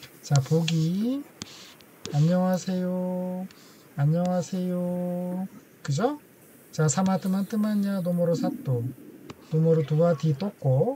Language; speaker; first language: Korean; native; Korean